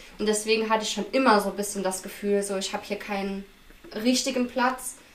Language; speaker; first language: German; native; German